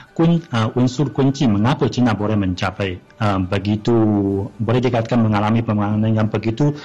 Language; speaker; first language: Malay; non-native, fluent; Chinese